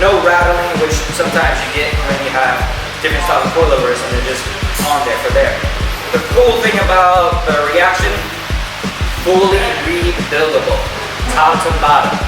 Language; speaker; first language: English; native; English